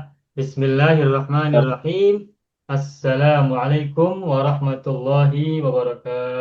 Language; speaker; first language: Arabic; non-native, fluent; Indonesian